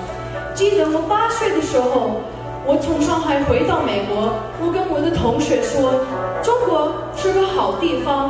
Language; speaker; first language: Chinese; early bilingual, heritage; Chinese